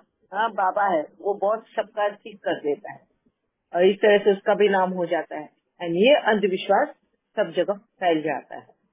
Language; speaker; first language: Hindi; native; Hindi